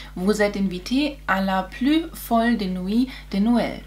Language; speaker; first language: French; non-native, learner; German